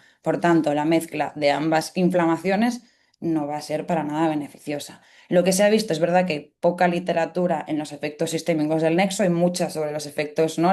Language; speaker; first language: Spanish; native; Spanish